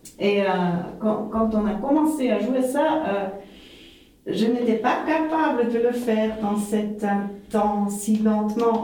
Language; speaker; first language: French; non-native, fluent; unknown